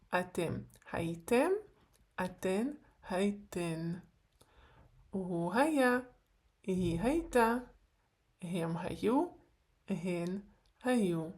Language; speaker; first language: Hebrew; non-native, fluent; Ukrainian